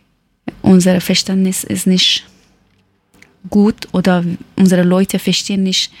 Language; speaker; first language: German; non-native, learner; Persian